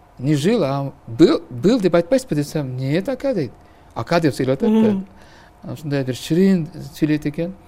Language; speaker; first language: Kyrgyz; non-native, local second language; Uzbek